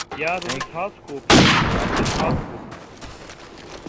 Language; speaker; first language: German; non-native, local second language; Swedish